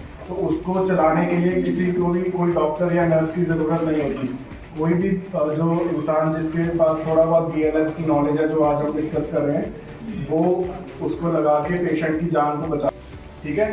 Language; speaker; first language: Hindi; native; Hindi